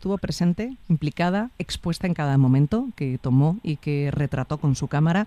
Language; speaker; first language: Spanish; native; Spanish